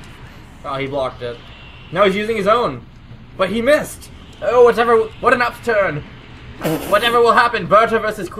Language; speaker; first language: English; native; English